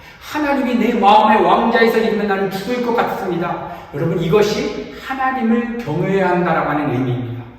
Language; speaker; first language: Korean; native; Korean